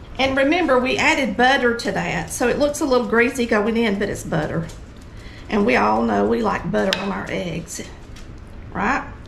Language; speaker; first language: English; native; English